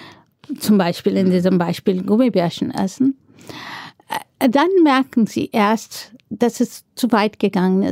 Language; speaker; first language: German; non-native, fluent; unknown